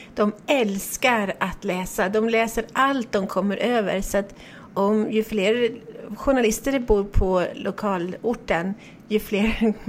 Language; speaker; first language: Swedish; native; Swedish